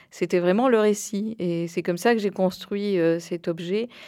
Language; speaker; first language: French; early bilingual, heritage; Spanish